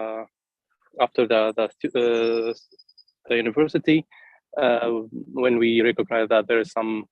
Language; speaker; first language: English; non-native, fluent; Arabic